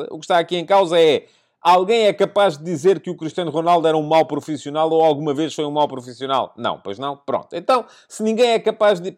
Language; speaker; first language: Portuguese; native; Portuguese